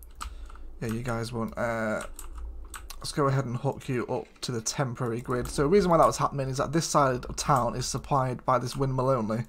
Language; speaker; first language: English; native; English